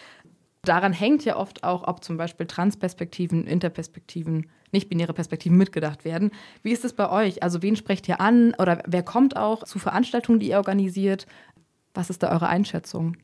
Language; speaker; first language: German; native; German